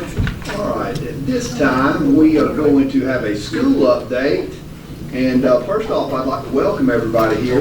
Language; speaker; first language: English; native; English